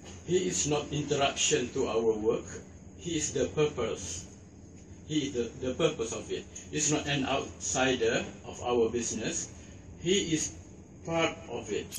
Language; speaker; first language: English; non-native, local second language; Malay